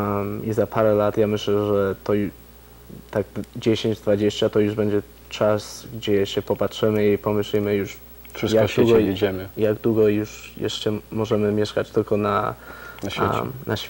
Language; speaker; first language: Polish; early bilingual, heritage; Polish